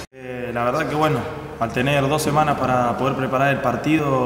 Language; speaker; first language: Spanish; native; Spanish